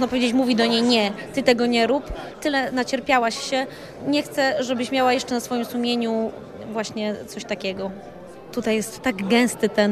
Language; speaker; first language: Polish; native; Polish